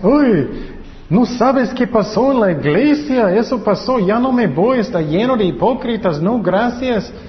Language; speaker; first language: Spanish; non-native, fluent; English